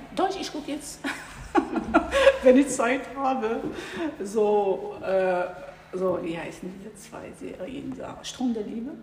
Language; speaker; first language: German; non-native, learner; Arabic